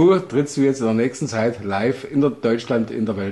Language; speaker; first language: German; native; German